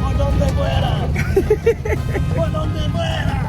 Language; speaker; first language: Spanish; non-native, learner; English